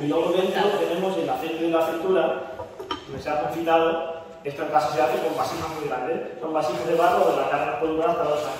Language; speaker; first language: Spanish; native; Spanish